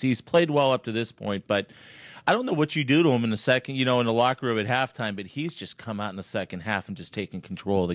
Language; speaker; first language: English; native; English